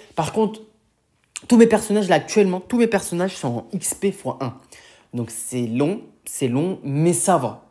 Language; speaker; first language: French; native; French